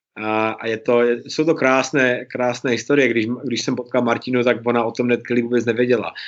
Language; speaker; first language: Czech; early bilingual, heritage; Czech